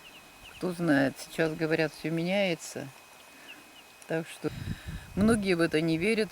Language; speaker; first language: Russian; native; Russian